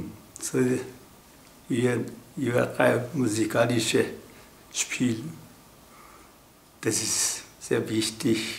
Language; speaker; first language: German; non-native, learner; Japanese